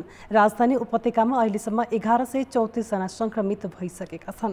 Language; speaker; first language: Nepali; native; Nepali